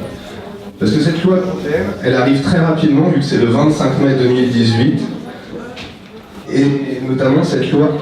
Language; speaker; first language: French; native; French